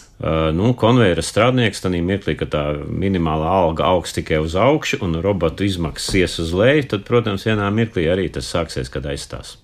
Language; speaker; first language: Latvian; native; Latvian